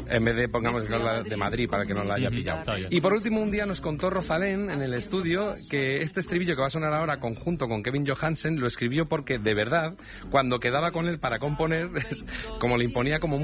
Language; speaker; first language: Spanish; native; Spanish